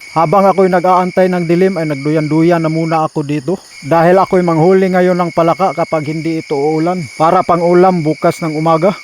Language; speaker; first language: Filipino; non-native, local second language; Cebuano